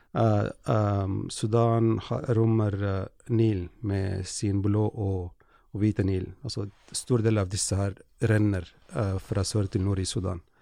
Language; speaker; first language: Norwegian; non-native, fluent; Arabic